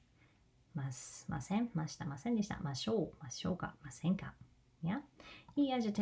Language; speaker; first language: Japanese; non-native, fluent; English